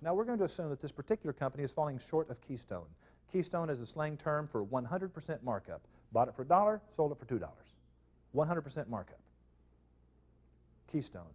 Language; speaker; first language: English; native; English